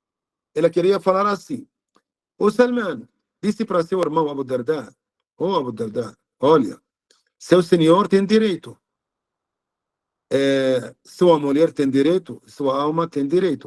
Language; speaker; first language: Portuguese; non-native, learner; Arabic